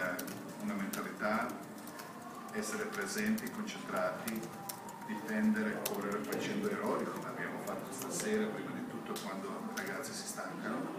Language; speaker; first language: Italian; non-native, fluent; Croatian